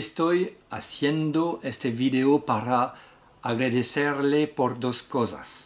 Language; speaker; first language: Spanish; non-native, learner; French